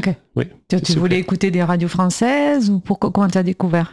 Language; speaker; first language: French; native; French